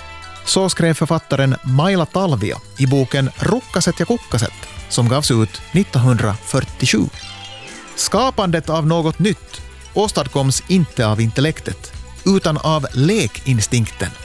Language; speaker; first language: Swedish; native; Swedish